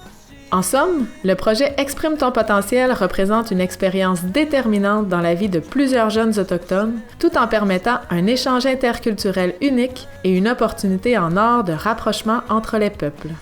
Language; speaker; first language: French; native; French